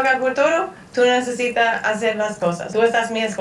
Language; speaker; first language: Spanish; non-native, learner; English